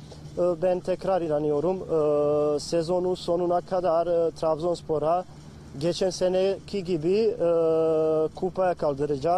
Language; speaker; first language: Turkish; non-native, learner; Bosnian